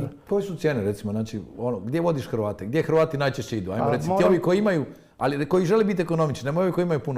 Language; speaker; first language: Croatian; native; Croatian